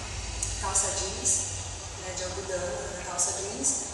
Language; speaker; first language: Portuguese; native; Portuguese